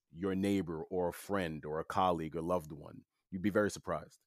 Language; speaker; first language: English; early bilingual, other home language; French